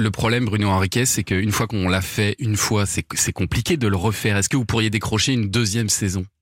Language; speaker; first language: French; native; French